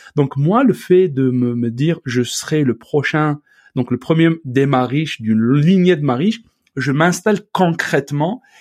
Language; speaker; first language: French; non-native, local second language; Arabic